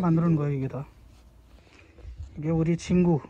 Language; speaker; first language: Korean; non-native, fluent; Nepali